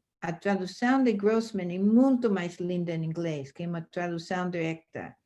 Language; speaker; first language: Portuguese; non-native, fluent; English